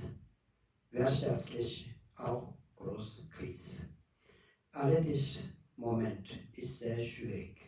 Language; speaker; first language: German; non-native, learner; Tibetan